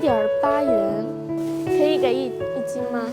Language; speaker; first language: Chinese; non-native, fluent; Persian